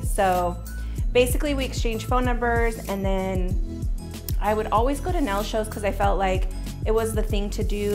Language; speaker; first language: English; native; English